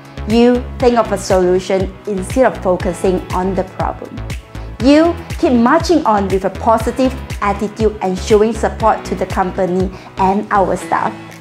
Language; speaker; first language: English; non-native, local second language; Chinese